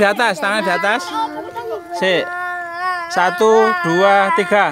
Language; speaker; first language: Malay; non-native, local second language; Javanese